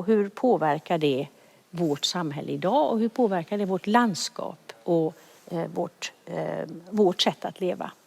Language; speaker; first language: Swedish; native; Swedish